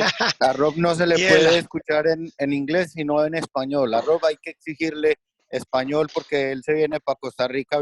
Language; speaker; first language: Spanish; native; Spanish